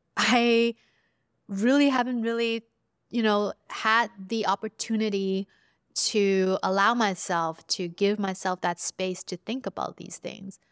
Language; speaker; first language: English; early bilingual, other home language; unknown